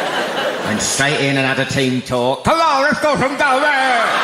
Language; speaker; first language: English; native; English